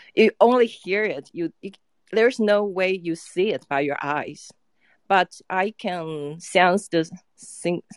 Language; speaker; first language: English; non-native, fluent; Chinese